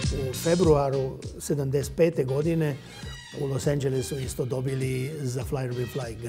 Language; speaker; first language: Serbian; non-native, local second language; Hungarian